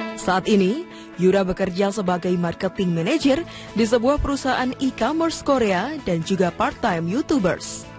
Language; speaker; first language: Indonesian; native; Indonesian